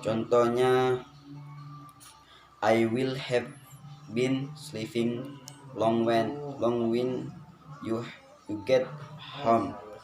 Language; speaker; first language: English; non-native, learner; Indonesian